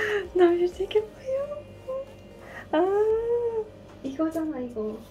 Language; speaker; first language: Korean; non-native, learner; Kazakh